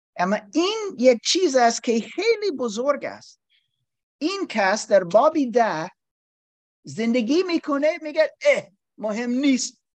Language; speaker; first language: Persian; non-native, learner; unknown